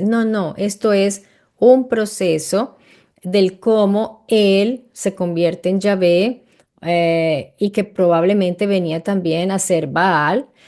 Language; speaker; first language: Spanish; native; Spanish